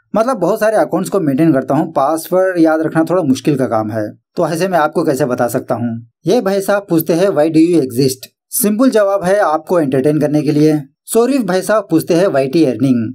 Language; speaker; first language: Hindi; non-native, local second language; Urdu